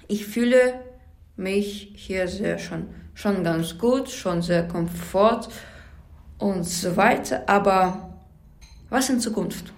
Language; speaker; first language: German; non-native, learner; Ukrainian